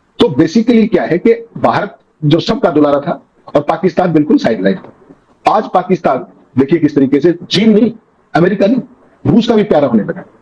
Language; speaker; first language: Hindi; native; Hindi